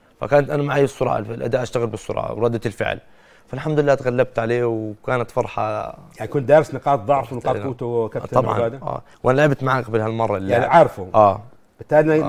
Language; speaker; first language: Arabic; native; Arabic